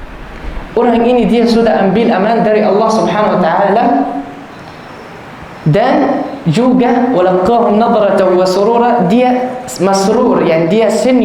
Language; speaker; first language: Indonesian; non-native, learner; Arabic